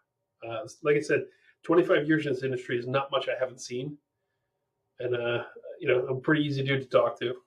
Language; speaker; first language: English; native; English